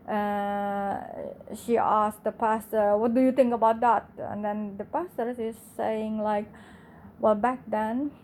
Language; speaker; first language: English; non-native, fluent; Indonesian